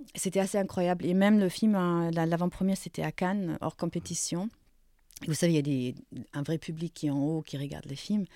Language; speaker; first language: French; non-native, fluent; German